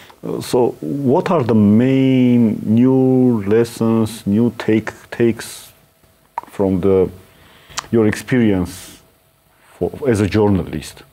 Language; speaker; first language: English; non-native, learner; Armenian